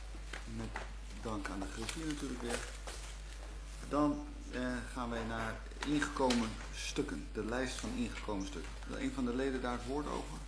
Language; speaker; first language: Dutch; native; Dutch